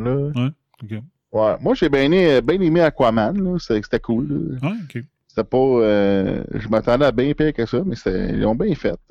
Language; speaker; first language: French; native; French